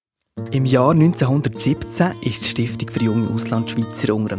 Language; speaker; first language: German; native; German